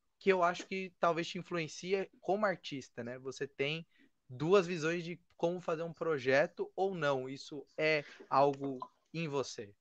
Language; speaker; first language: Portuguese; native; Portuguese